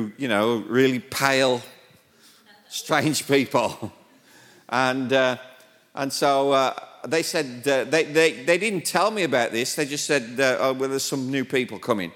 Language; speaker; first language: English; native; English